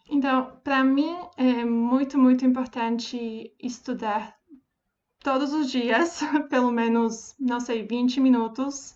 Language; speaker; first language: Portuguese; non-native, fluent; Slovak